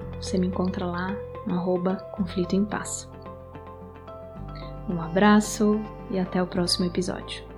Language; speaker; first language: Portuguese; native; Portuguese